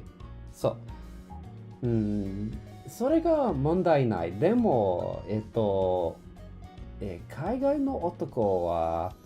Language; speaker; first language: Japanese; non-native, learner; English